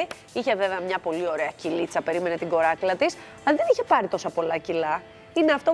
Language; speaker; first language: Greek; native; Greek